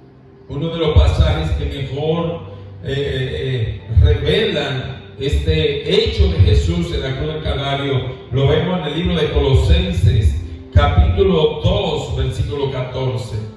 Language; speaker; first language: Spanish; native; Spanish